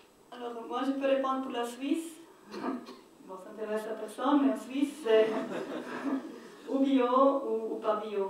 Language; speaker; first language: French; non-native, local second language; German